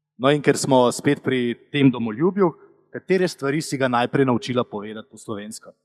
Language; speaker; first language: Slovenian; native; Slovenian